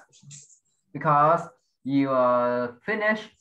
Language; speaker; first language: English; non-native, fluent; Vietnamese